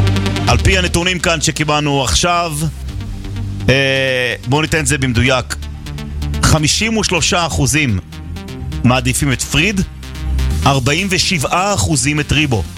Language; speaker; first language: Hebrew; native; Hebrew